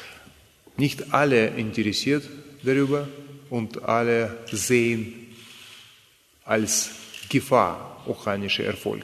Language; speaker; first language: German; non-native, fluent; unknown